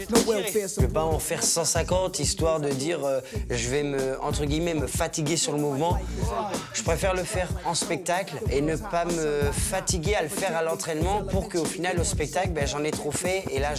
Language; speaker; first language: French; native; French